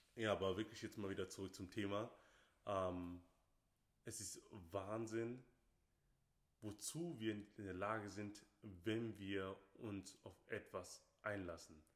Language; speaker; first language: German; non-native, fluent; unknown